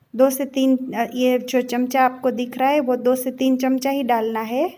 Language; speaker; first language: Hindi; non-native, local second language; Gujarati